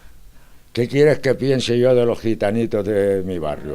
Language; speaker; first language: Spanish; native; Spanish